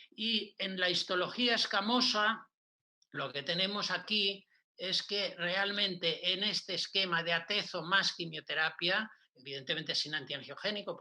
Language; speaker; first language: Spanish; native; Spanish